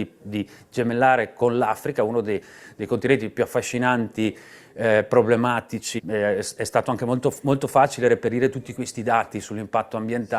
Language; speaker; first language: Italian; native; Italian